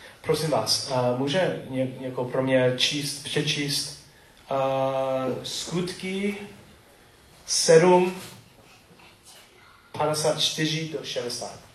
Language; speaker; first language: Czech; non-native, learner; English